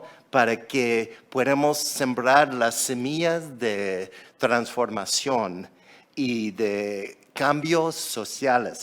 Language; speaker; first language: Spanish; non-native, fluent; English